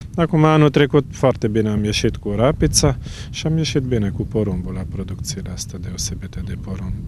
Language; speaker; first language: Romanian; non-native, local second language; Hungarian